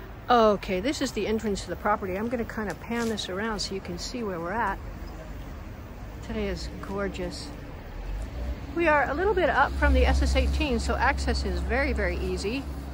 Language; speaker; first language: English; native; English